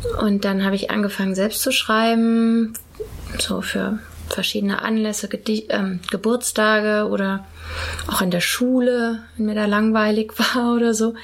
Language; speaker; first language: German; native; German